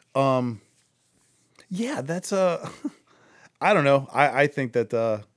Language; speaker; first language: English; native; English